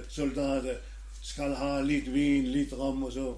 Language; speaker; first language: Norwegian; non-native, learner; German